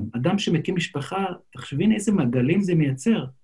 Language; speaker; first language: Hebrew; non-native, local second language; Yiddish